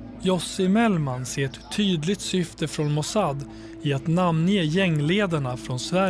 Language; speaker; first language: Swedish; native; Swedish